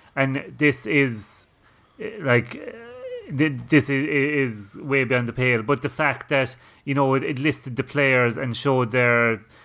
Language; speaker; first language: English; native; English